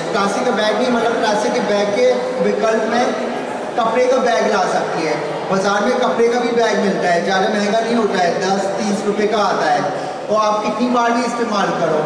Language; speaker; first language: Hindi; native; Hindi